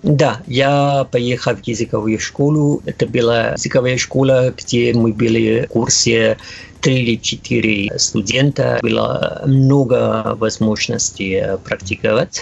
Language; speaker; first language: Russian; non-native, learner; Spanish